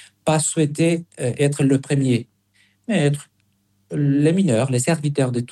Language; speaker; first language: French; non-native, fluent; Spanish